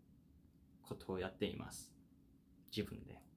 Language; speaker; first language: Japanese; non-native, fluent; Korean